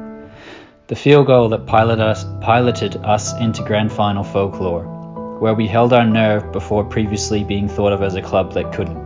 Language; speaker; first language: English; native; English